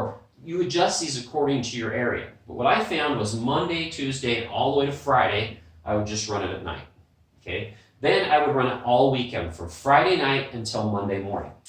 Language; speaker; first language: English; native; English